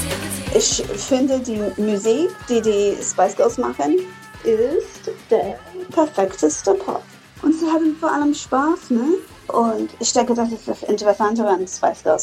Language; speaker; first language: German; non-native, fluent; English